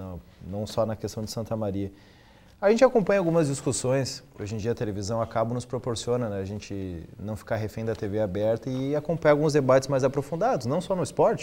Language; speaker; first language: Portuguese; native; Portuguese